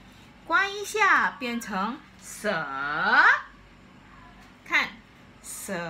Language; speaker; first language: Chinese; non-native, fluent; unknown